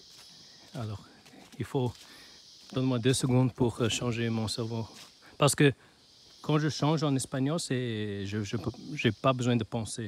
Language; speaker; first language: French; non-native, learner; Chinese